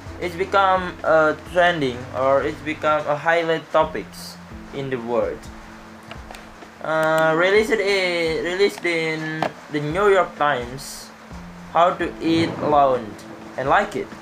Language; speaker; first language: English; non-native, learner; Indonesian